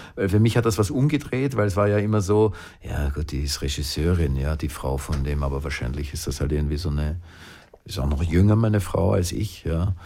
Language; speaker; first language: German; native; German